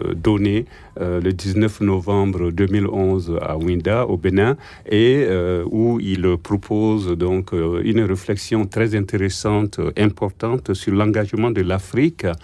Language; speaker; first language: French; non-native, local second language; Bambara